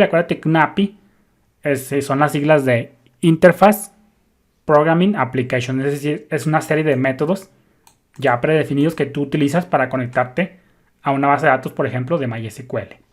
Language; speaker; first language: Spanish; native; Spanish